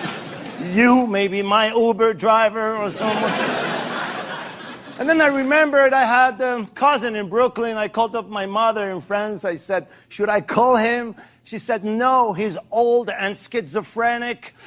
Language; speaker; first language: English; non-native, fluent; French